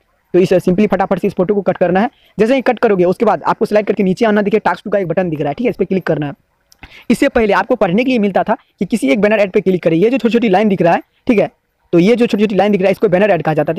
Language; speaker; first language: Hindi; native; Hindi